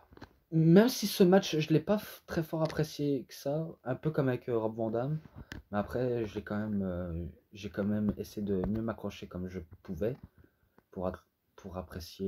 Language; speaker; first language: French; native; French